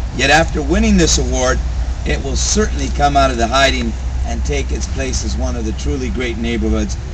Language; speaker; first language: English; native; English